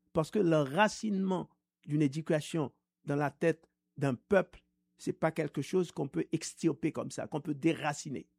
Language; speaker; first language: French; non-native, local second language; Haitian Creole